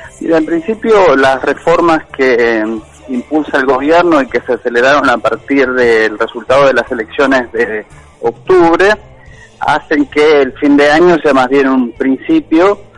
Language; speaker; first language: Spanish; native; Spanish